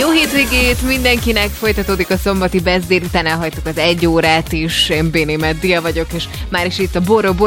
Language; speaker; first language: Hungarian; native; Hungarian